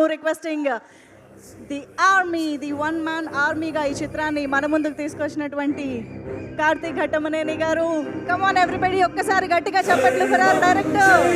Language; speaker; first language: Telugu; native; Telugu